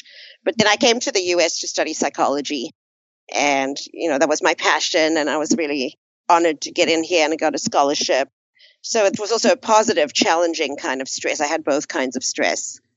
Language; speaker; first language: English; native; English